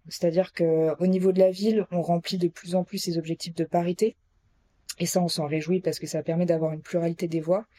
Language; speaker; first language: French; native; French